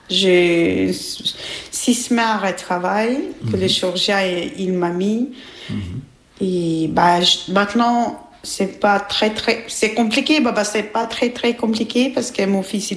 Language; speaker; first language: French; non-native, learner; Albanian